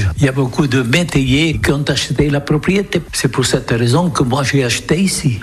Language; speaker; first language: French; non-native, local second language; Occitan